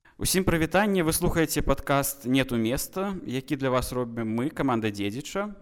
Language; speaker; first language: Belarusian; non-native, local second language; Russian